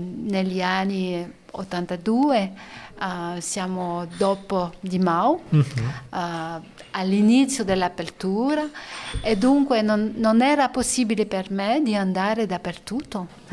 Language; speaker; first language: Italian; non-native, learner; French